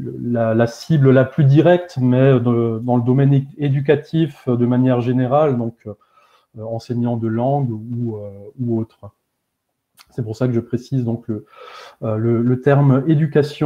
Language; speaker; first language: French; native; French